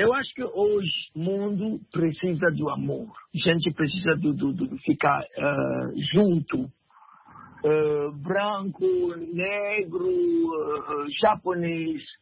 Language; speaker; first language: Portuguese; non-native, learner; French